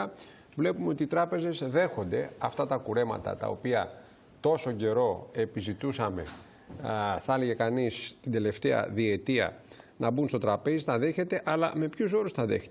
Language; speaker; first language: Greek; native; Greek